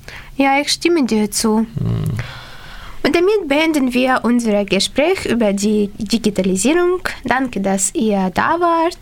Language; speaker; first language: German; non-native, learner; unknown